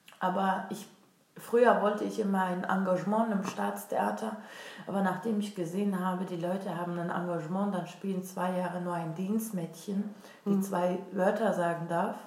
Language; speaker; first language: German; non-native, fluent; Turkish